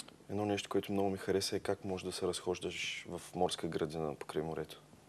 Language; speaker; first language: Bulgarian; native; Bulgarian